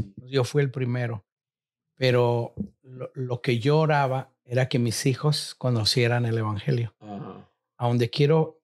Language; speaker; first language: Spanish; early bilingual, heritage; Spanish